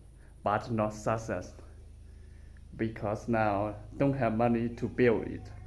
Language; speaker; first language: English; non-native, learner; Hmong